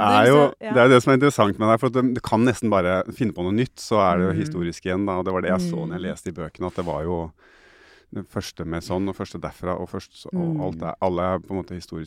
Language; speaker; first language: Norwegian; native; Norwegian